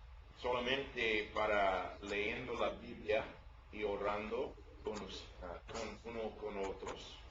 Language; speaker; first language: Spanish; non-native, learner; English